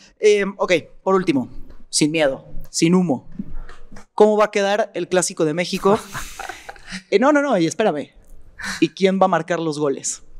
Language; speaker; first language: Spanish; native; Spanish